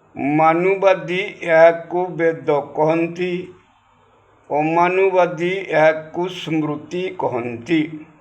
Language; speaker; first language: Odia; non-native, local second language; Santali